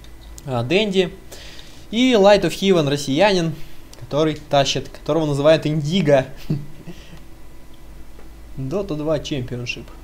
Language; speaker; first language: Russian; native; Russian